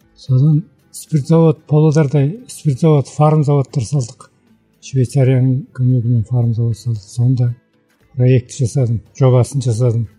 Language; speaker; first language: Kazakh; early bilingual, heritage; Kazakh